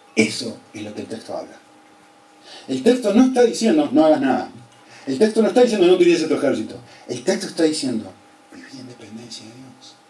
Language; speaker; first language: Spanish; native; Spanish